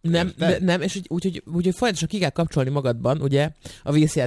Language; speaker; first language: Hungarian; native; Hungarian